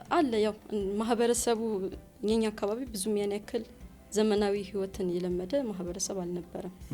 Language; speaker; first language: Amharic; native; Amharic